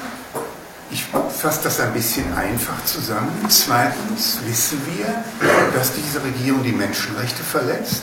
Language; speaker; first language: German; native; German